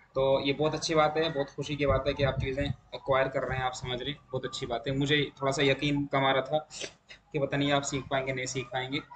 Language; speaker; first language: Hindi; native; Hindi